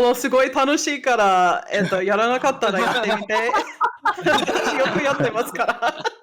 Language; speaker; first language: Japanese; non-native, fluent; English